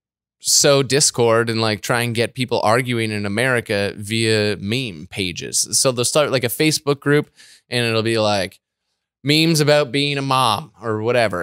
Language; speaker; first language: English; native; English